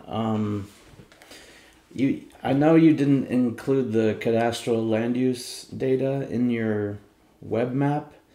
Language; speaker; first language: English; native; English